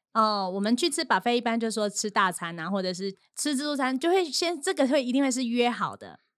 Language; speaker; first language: Chinese; native; Chinese